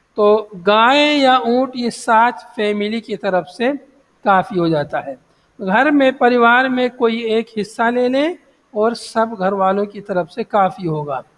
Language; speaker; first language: Urdu; native; Urdu